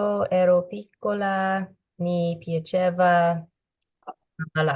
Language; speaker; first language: Italian; non-native, learner; English